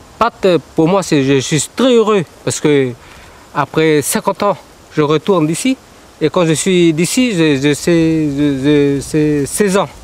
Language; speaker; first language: French; early bilingual, heritage; Vietnamese